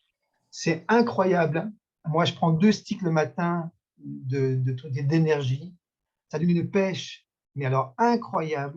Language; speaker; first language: French; native; French